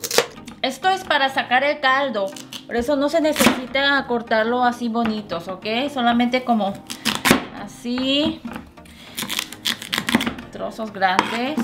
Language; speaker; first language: Spanish; non-native, fluent; Korean